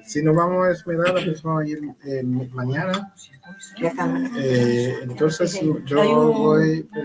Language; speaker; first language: Spanish; non-native, learner; Haitian Creole